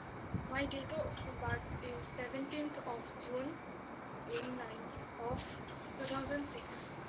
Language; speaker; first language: English; non-native, learner; Bangla